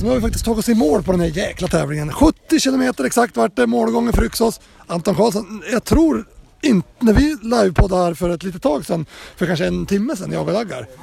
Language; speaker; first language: Swedish; native; Swedish